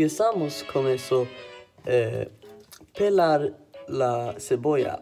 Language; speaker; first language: Spanish; non-native, learner; Swedish